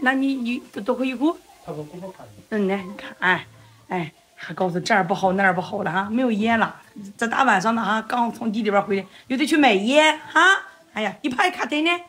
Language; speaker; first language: Chinese; native; Chinese